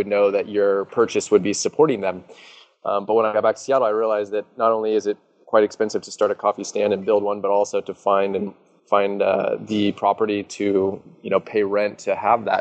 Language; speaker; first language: English; native; English